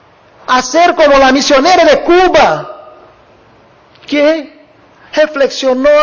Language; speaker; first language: Spanish; non-native, learner; Portuguese